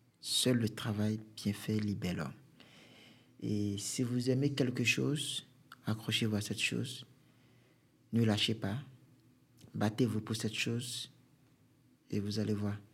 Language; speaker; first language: French; non-native, local second language; Fon